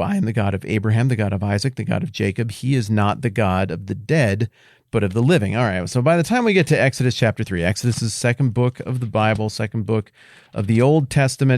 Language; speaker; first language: English; native; English